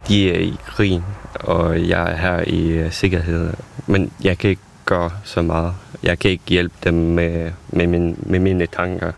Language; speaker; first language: Danish; non-native, fluent; Ukrainian